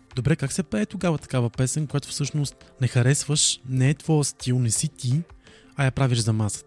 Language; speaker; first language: Bulgarian; native; Bulgarian